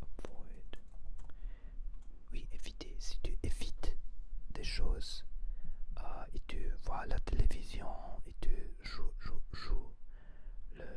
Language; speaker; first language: French; non-native, learner; Spanish